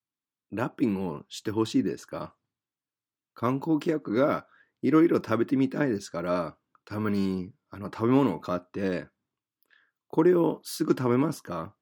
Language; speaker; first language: Japanese; non-native, fluent; English